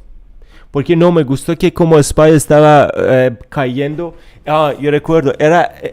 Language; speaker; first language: Spanish; non-native, fluent; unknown